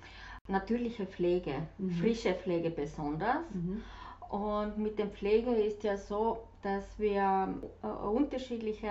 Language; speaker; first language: German; non-native, fluent; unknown